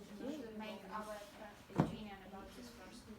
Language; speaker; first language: English; non-native, learner; Ukrainian